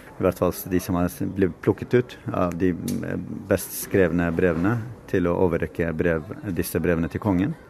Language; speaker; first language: Norwegian; non-native, fluent; Kurdish